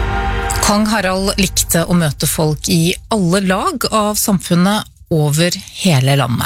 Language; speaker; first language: Norwegian; native; Norwegian